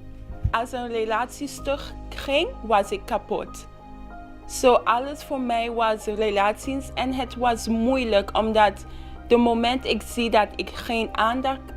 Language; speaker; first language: Dutch; non-native, local second language; Papiamento